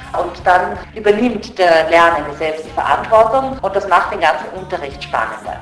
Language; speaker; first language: German; native; German